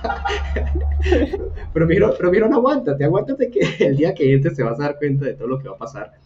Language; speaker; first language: Spanish; native; Spanish